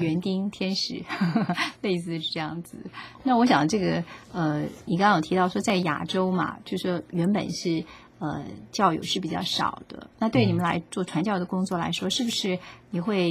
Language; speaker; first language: Chinese; native; Chinese